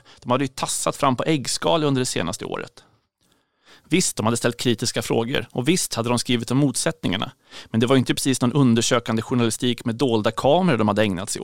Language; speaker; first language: Swedish; native; Swedish